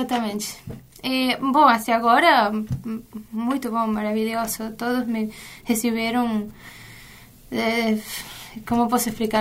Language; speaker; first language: Portuguese; non-native, fluent; Spanish